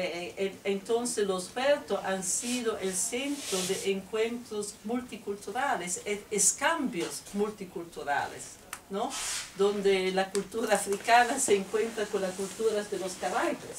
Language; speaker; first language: Spanish; non-native, fluent; Italian